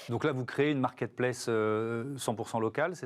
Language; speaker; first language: French; native; French